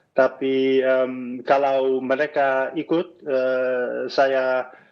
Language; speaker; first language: Indonesian; non-native, fluent; Dutch